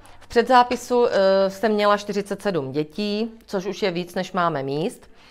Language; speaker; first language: Czech; native; Czech